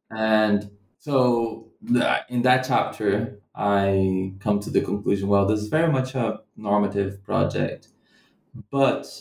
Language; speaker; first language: English; non-native, fluent; Portuguese